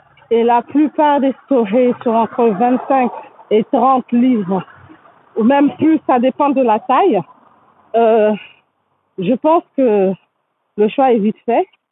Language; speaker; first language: French; native; French